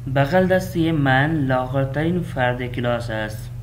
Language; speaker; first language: Persian; non-native, fluent; Urdu